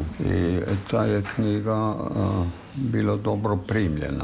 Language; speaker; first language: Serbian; non-native, fluent; German